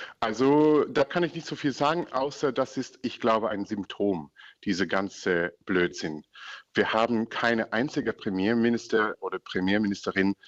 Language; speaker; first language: German; non-native, fluent; English